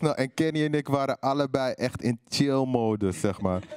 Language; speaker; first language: Dutch; native; Dutch